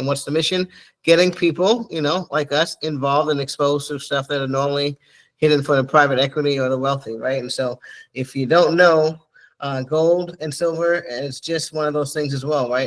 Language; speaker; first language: English; native; English